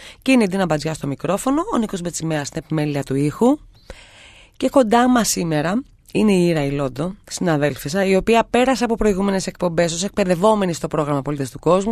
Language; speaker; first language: Greek; native; Greek